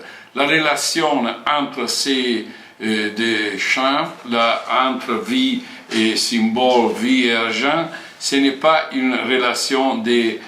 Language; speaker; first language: French; non-native, fluent; Italian